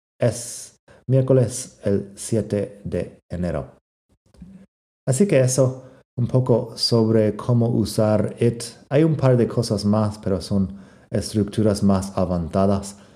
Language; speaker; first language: Spanish; non-native, fluent; English